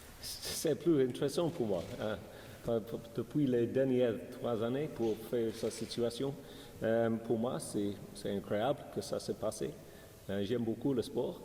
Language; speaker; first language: French; non-native, learner; English